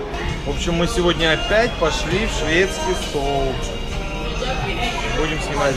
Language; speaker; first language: Russian; native; Russian